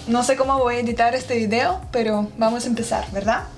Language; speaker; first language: Spanish; non-native, fluent; Russian